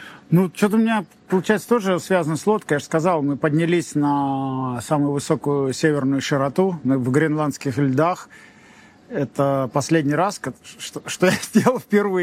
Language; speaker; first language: Russian; native; Russian